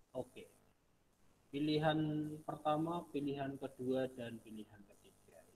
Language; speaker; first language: Indonesian; non-native, local second language; Javanese